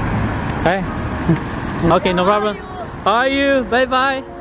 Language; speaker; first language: English; non-native, learner; Chinese